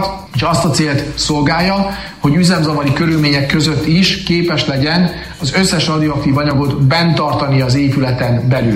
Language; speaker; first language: Hungarian; native; Hungarian